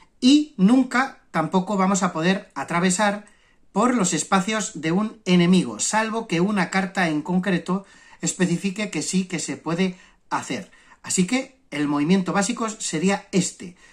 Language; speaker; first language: Spanish; native; Spanish